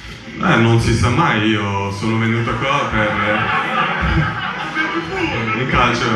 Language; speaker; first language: Italian; non-native, fluent; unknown